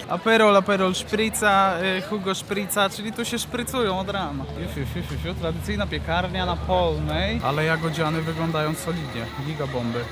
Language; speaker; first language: Polish; native; Polish